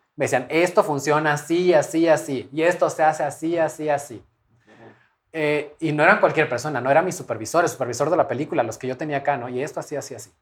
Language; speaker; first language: Spanish; native; Spanish